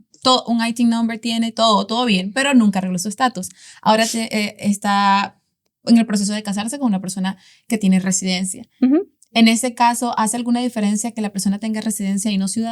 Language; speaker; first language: Spanish; native; Spanish